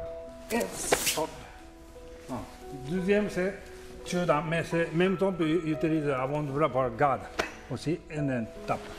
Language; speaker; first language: French; non-native, learner; Japanese